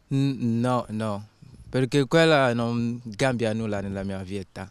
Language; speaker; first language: Italian; non-native, learner; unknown